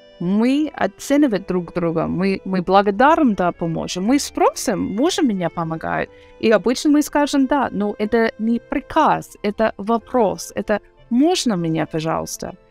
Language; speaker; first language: Russian; non-native, learner; English